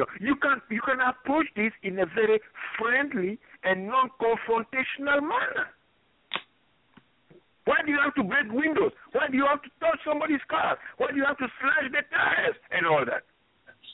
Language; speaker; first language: English; non-native, fluent; French